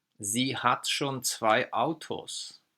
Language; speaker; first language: German; non-native, fluent; Polish